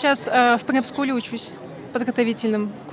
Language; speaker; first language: Russian; non-native, local second language; Kazakh